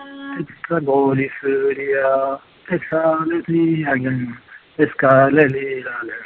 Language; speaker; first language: Basque; non-native, learner; Japanese